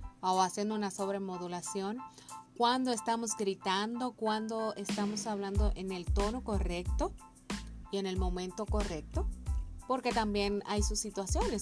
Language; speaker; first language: Spanish; native; Spanish